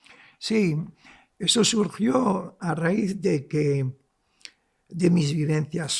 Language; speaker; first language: Spanish; non-native, local second language; Arabic